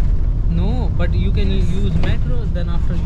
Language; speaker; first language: English; non-native, learner; Hindi